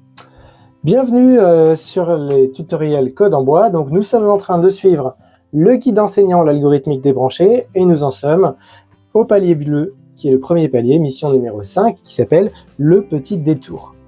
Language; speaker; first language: French; native; French